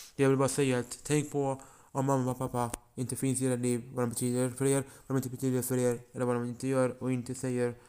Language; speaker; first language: Swedish; early bilingual, other home language; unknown